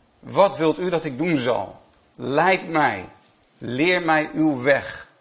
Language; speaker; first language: Dutch; native; Dutch